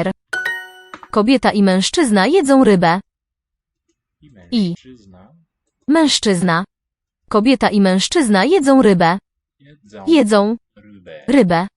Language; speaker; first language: Polish; non-native, learner; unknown